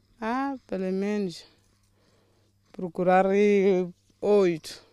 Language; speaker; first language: Portuguese; non-native, local second language; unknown